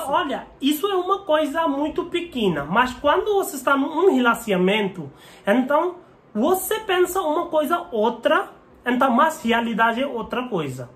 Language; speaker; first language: Portuguese; non-native, learner; Hindi